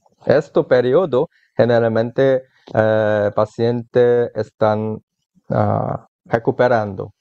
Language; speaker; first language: Spanish; non-native, learner; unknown